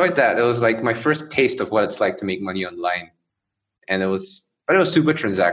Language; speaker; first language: English; non-native, local second language; Chinese